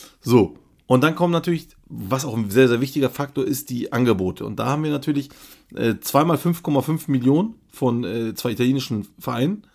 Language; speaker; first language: German; early bilingual, other home language; Turkish